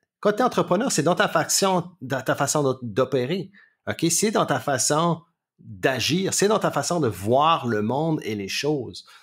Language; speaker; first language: French; native; French